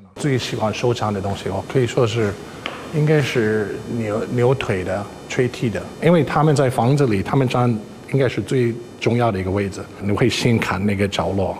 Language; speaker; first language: Chinese; non-native, fluent; English